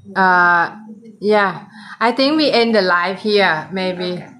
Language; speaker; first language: English; non-native, learner; Thai